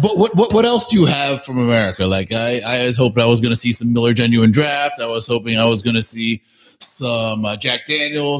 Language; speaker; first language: English; native; English